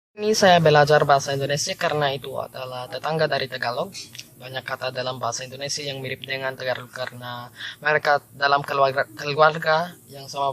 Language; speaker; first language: Indonesian; non-native, fluent; Filipino